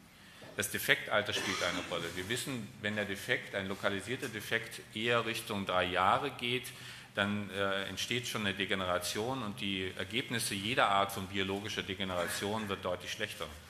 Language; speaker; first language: German; native; German